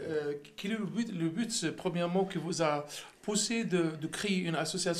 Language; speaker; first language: French; non-native, local second language; Arabic